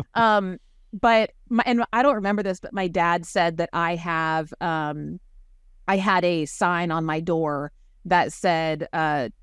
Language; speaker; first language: English; native; English